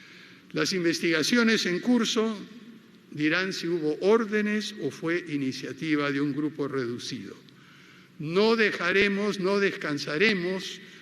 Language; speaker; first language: Spanish; native; Spanish